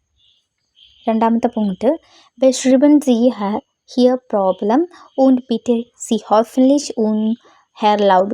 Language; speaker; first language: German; non-native, learner; Malayalam